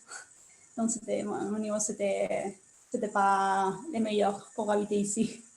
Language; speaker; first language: French; non-native, learner; Spanish